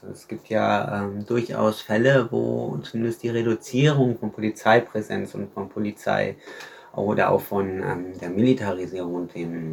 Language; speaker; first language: German; native; German